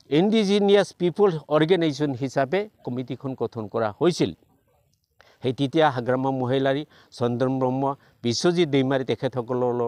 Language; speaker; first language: Assamese; non-native, local second language; Bodo